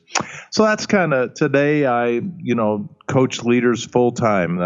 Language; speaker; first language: English; early bilingual, other home language; German